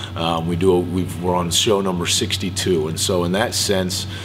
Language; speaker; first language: English; native; English